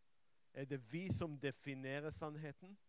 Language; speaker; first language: Norwegian; non-native, fluent; Hebrew